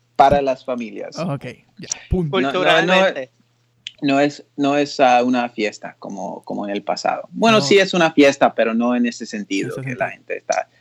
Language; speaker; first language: Spanish; early bilingual, heritage; Spanish